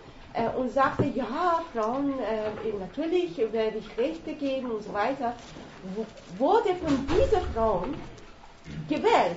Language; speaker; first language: German; non-native, learner; Persian